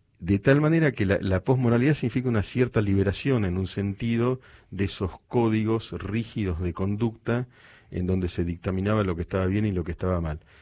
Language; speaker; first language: Spanish; native; Spanish